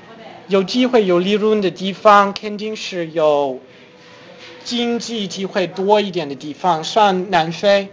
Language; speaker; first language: Chinese; non-native, fluent; English